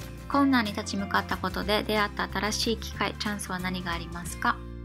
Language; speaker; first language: Japanese; native; Japanese